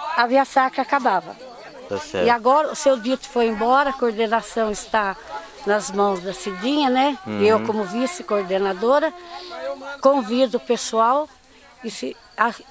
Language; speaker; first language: Portuguese; native; Portuguese